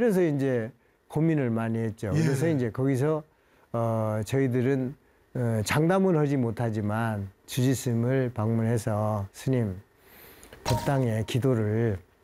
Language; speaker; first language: Korean; native; Korean